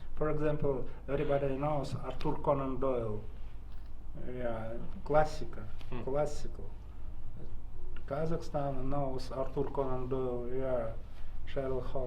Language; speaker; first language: English; non-native, learner; Russian